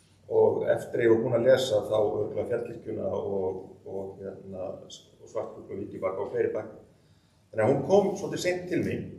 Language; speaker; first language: Icelandic; native; Icelandic